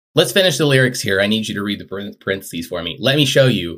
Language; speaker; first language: English; native; English